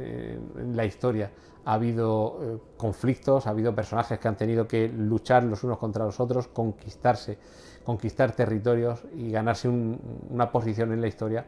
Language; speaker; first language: Spanish; native; Spanish